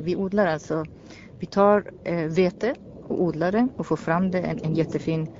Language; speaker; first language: Swedish; non-native, fluent; Persian